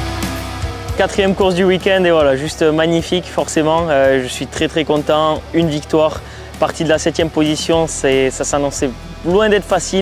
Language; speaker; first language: French; native; French